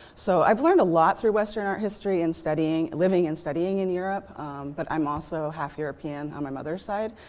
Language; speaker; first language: English; native; English